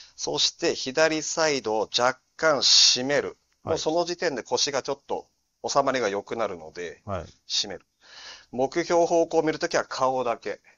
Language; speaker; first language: Japanese; native; Japanese